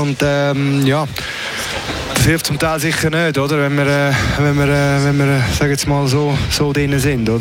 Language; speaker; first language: German; native; German